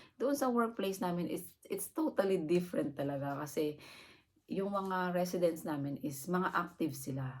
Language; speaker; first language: Filipino; native; Filipino